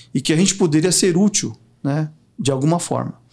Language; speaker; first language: Portuguese; native; Portuguese